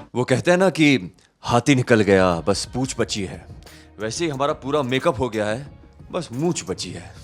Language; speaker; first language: Hindi; non-native, local second language; Marathi